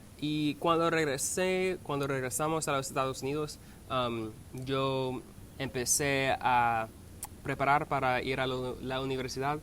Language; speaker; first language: Spanish; non-native, learner; English